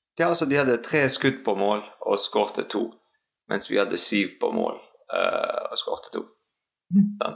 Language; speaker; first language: Norwegian; non-native, fluent; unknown